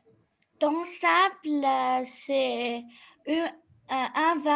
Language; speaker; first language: French; non-native, learner; Arabic